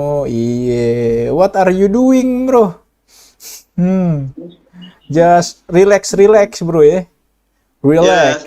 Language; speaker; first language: English; non-native, learner; Indonesian